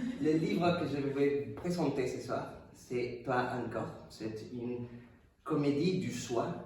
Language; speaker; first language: French; non-native, fluent; Spanish